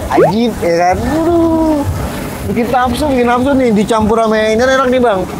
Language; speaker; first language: Indonesian; native; Indonesian